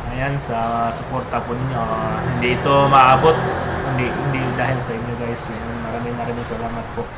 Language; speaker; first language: Filipino; native; Filipino